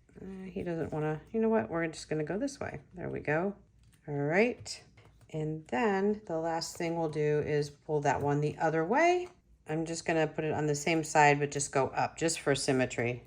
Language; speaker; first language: English; native; English